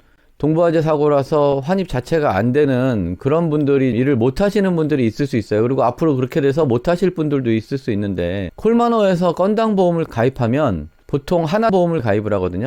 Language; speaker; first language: Korean; native; Korean